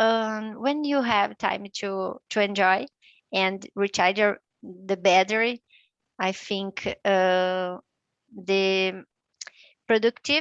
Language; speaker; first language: English; non-native, learner; Portuguese